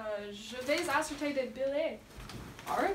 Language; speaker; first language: French; non-native, learner; English